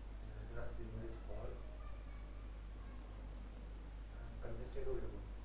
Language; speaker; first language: German; non-native, learner; Hindi